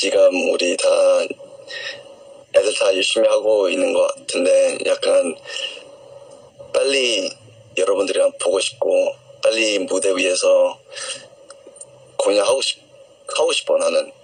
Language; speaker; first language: Korean; non-native, fluent; English